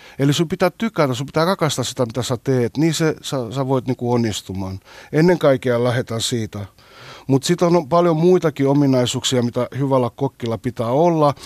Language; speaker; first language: Finnish; non-native, fluent; Greek